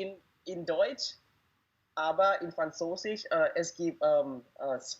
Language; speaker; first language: German; non-native, learner; Thai